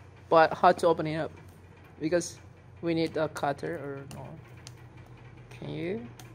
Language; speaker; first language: English; non-native, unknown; Indonesian